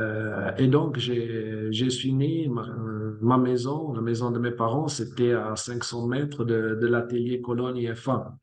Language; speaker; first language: French; non-native, fluent; Italian